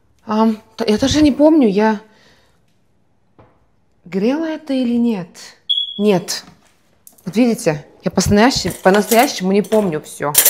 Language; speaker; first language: Russian; non-native, fluent; Estonian